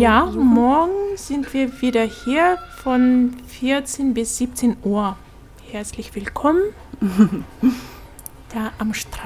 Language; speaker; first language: German; non-native, fluent; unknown